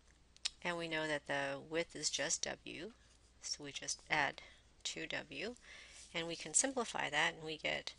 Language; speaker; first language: English; native; English